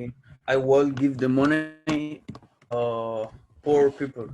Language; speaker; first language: English; non-native, learner; Spanish